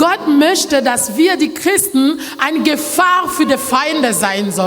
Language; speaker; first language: German; non-native, learner; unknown